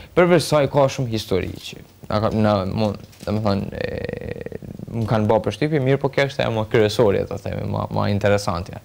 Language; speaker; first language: Albanian; native; Albanian